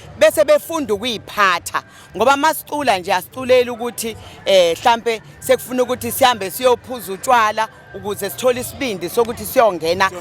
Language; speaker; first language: Zulu; native; Zulu